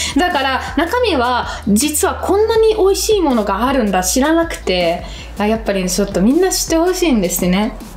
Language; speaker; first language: Japanese; non-native, fluent; Italian